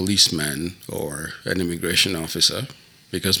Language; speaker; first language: English; non-native, local second language; Yoruba